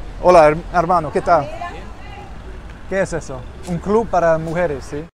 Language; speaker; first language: Spanish; non-native, learner; English